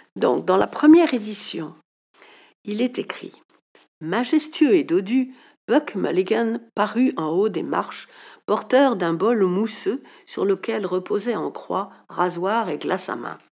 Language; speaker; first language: French; native; French